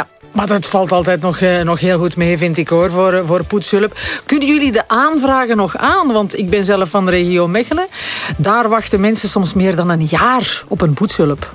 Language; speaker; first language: Dutch; native; Dutch